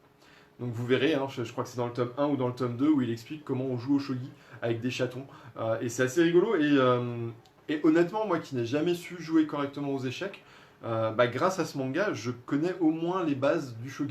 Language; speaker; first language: French; native; French